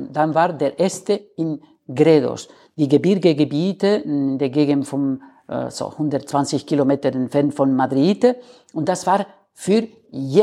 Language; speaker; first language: German; non-native, learner; Spanish